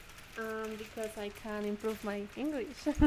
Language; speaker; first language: English; non-native, learner; Spanish